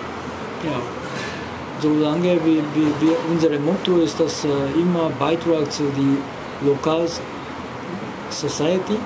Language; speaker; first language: German; non-native, learner; Japanese